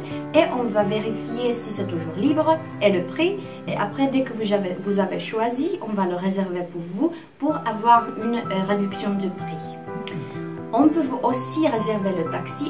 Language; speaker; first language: French; non-native, fluent; Czech